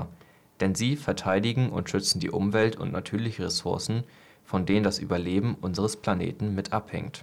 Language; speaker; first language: German; native; German